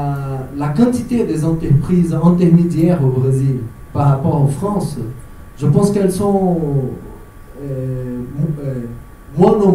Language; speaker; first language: French; non-native, fluent; Portuguese